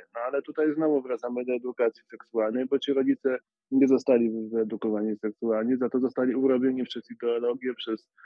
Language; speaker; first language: Polish; native; Polish